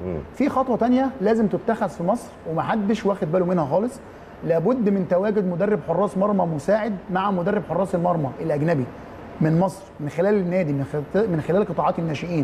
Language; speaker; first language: Arabic; native; Arabic